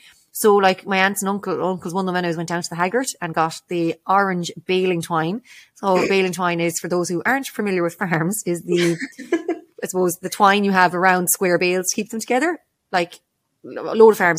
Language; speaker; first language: English; native; English